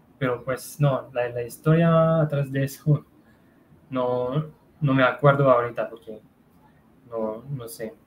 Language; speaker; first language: Spanish; non-native, fluent; French